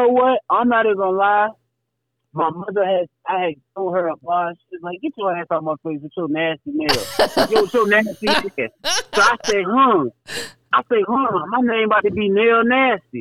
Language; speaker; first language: English; native; English